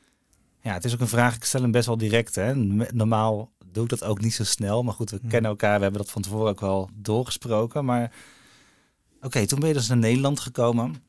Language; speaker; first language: Dutch; native; Dutch